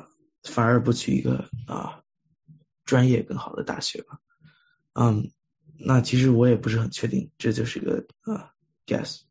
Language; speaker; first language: Chinese; early bilingual, heritage; Chinese